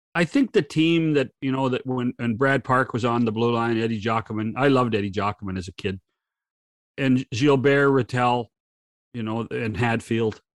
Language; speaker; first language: English; native; English